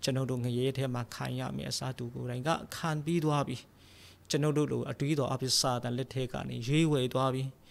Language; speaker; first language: Burmese; non-native, local second language; Tedim Chin